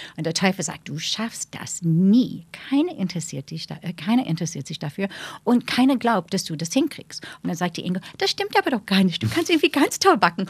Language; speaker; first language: German; non-native, fluent; English